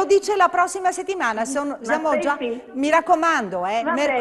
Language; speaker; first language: Italian; native; Italian